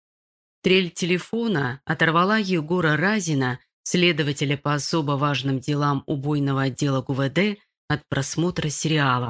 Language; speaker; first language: Russian; native; Russian